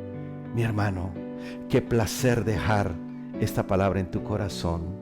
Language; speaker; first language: Spanish; native; Spanish